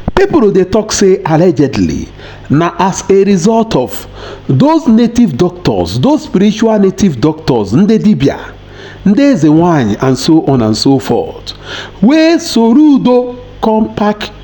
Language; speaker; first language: Nigerian Pidgin; non-native, local second language; Igbo